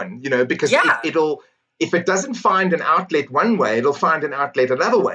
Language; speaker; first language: English; native; English